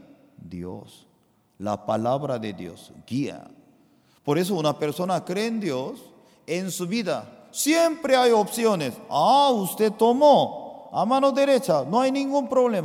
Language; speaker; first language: Spanish; non-native, fluent; Korean